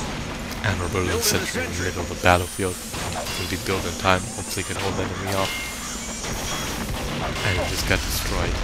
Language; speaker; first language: English; native; English